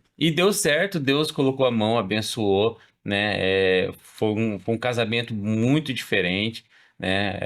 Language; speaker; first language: Portuguese; early bilingual, heritage; Portuguese